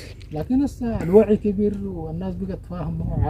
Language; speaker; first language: Arabic; native; Arabic